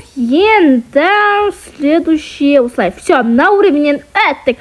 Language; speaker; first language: Russian; non-native, local second language; Kazakh